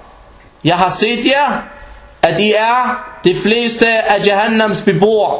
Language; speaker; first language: Danish; non-native, fluent; Arabic